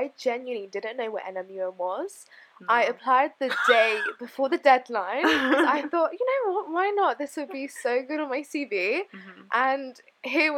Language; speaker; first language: English; native; English